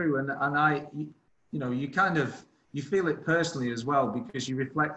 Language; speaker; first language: English; native; English